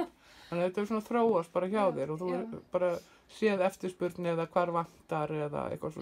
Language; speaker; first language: Icelandic; native; Icelandic